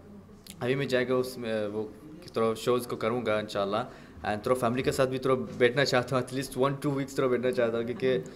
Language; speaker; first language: Hindi; non-native, fluent; Arabic